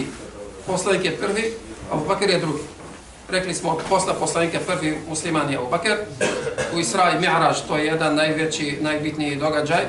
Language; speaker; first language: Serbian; non-native, fluent; Arabic